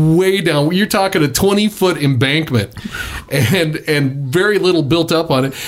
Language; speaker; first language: English; native; English